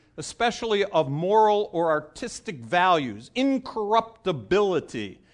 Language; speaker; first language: English; native; English